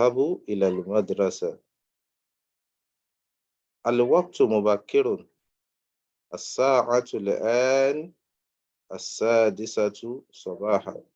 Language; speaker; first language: Arabic; non-native, fluent; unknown